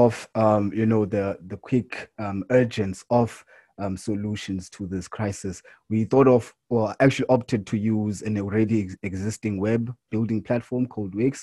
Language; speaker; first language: English; non-native, local second language; Xhosa